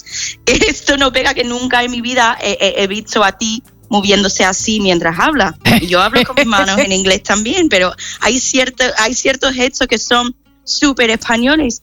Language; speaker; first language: Spanish; non-native, fluent; English